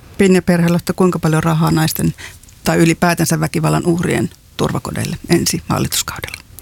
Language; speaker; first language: Finnish; native; Finnish